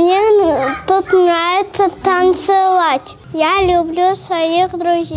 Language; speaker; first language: Russian; non-native, local second language; Kyrgyz